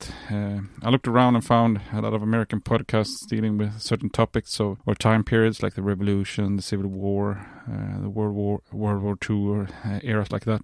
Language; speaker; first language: English; non-native, fluent; Swedish